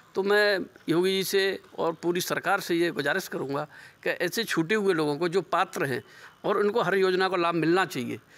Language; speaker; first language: Hindi; native; Hindi